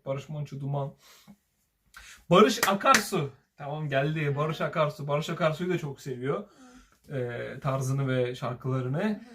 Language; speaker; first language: Turkish; native; Turkish